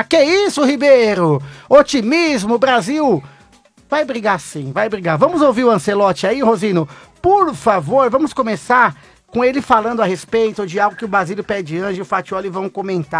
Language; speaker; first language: Portuguese; native; Portuguese